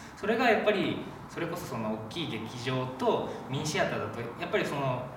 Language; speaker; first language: Japanese; native; Japanese